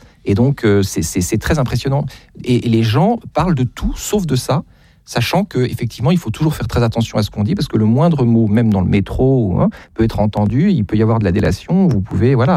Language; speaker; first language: French; native; French